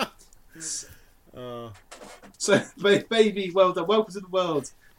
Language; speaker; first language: English; native; English